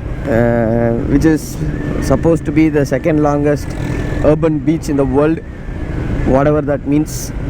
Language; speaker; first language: English; non-native, local second language; Tamil